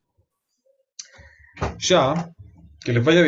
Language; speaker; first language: Spanish; native; Spanish